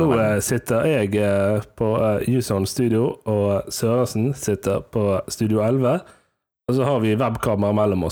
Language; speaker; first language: Norwegian; native; Norwegian